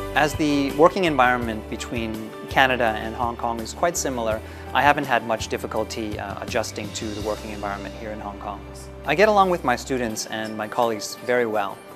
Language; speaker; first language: English; native; English